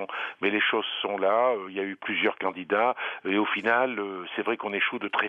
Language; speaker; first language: French; native; French